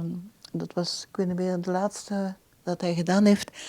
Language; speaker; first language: Dutch; non-native, local second language; French